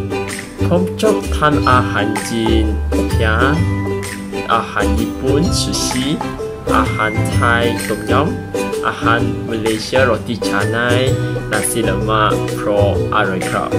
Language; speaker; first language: Thai; non-native, learner; Chinese